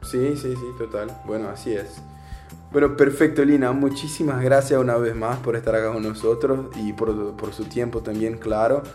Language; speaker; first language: Spanish; native; Spanish